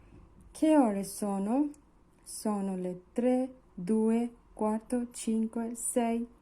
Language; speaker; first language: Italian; non-native, learner; Bangla